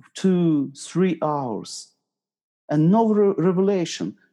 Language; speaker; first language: English; non-native, fluent; Ukrainian